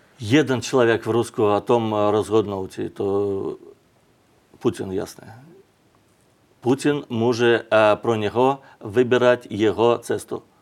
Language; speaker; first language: Czech; non-native, learner; Russian